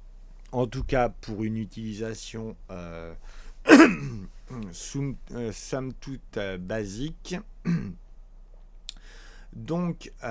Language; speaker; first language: French; native; French